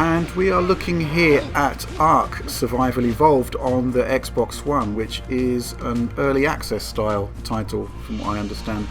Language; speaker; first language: English; native; English